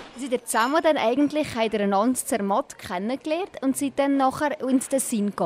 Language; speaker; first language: German; native; German